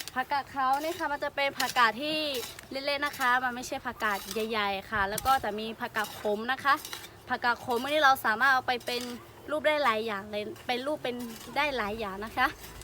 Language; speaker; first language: Thai; non-native, local second language; Lahu